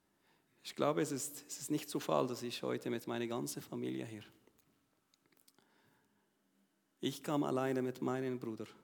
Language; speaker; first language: German; non-native, learner; Arabic